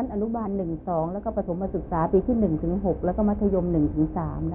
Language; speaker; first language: Thai; native; Thai